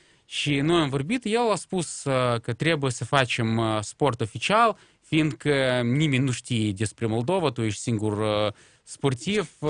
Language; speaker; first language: Romanian; non-native, local second language; Russian